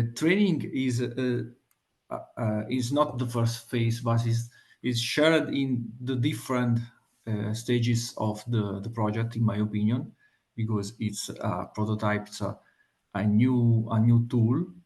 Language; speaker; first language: English; non-native, fluent; Italian